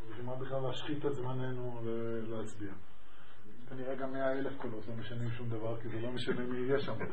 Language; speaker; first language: Hebrew; native; Hebrew